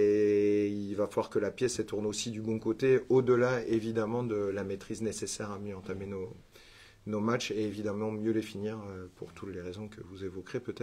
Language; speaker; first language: French; native; French